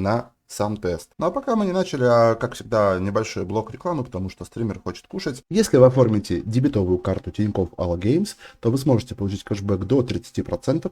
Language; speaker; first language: Russian; native; Russian